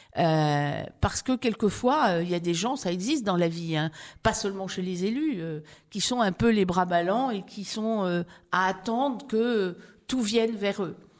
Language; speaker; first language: French; native; French